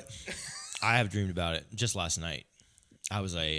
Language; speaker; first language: English; native; English